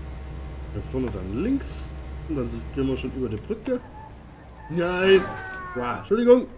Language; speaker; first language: German; native; German